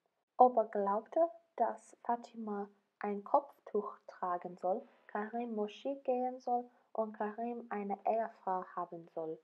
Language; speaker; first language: German; non-native, learner; English